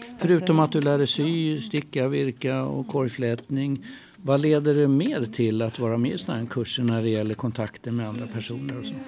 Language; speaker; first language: Swedish; native; Swedish